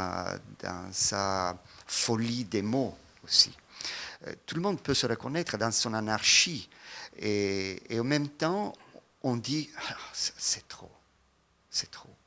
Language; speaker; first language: French; non-native, fluent; Italian